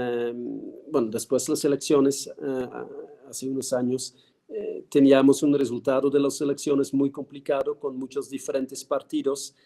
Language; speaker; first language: Spanish; non-native, fluent; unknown